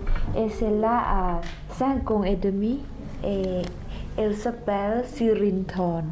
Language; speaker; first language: French; non-native, fluent; Thai